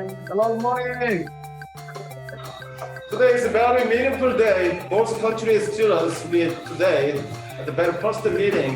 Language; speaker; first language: English; non-native, fluent; Korean